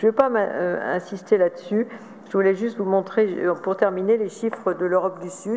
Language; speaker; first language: French; native; French